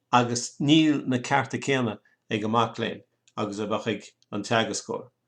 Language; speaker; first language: Irish; native; Irish